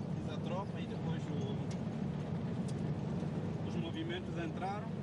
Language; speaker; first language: Portuguese; native; Portuguese